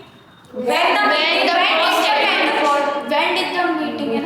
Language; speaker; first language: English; non-native, learner; Hindi